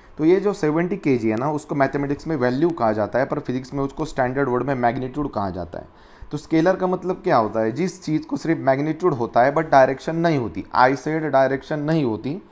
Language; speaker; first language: Hindi; non-native, local second language; Marathi